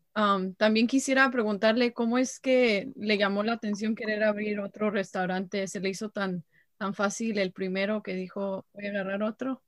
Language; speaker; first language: Spanish; early bilingual, heritage; Spanish